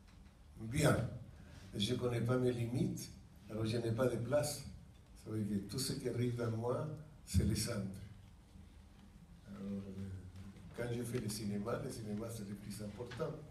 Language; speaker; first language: French; non-native, fluent; Spanish